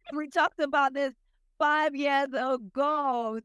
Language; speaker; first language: English; non-native, local second language; Yoruba